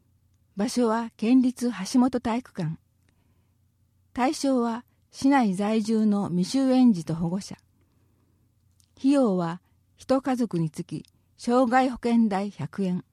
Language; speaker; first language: Japanese; native; Japanese